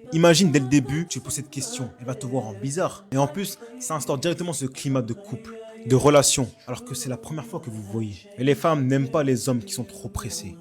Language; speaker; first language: French; native; French